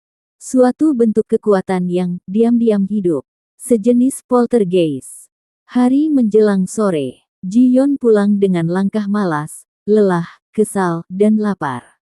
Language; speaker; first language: Indonesian; native; Indonesian